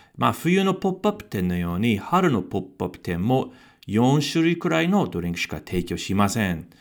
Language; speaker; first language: Japanese; non-native, fluent; English